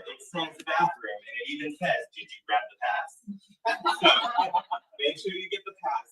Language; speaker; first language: English; native; English